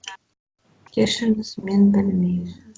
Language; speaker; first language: Kazakh; non-native, learner; Russian